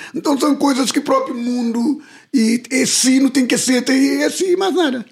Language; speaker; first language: Portuguese; non-native, local second language; Kabuverdianu